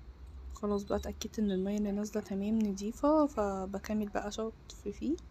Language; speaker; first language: Arabic; native; Arabic